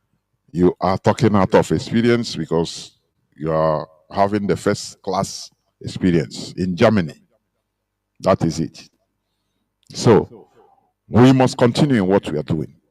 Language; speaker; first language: English; non-native, local second language; Igbo